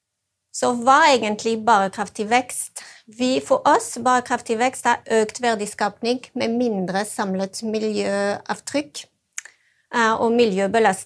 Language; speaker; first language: Norwegian; non-native, fluent; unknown